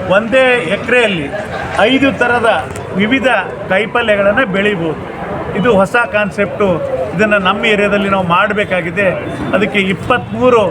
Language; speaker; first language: Kannada; native; Kannada